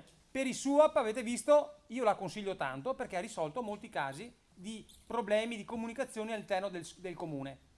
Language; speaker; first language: Italian; native; Italian